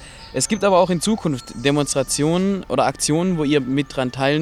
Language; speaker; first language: German; native; German